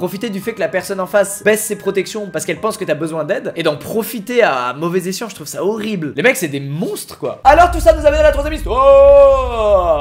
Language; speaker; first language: French; native; French